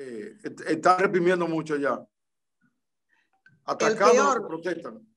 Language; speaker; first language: Spanish; native; Spanish